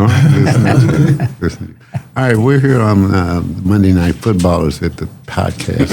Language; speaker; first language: English; native; English